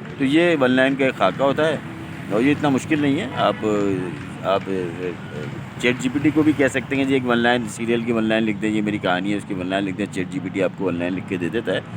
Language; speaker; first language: Urdu; non-native, local second language; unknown